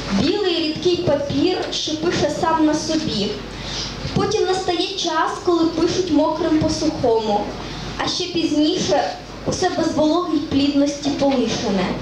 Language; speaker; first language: Ukrainian; native; Ukrainian